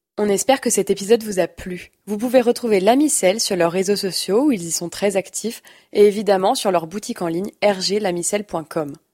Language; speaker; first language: French; native; French